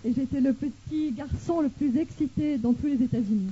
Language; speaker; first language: French; native; French